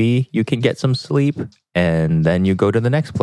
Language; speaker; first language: English; native; English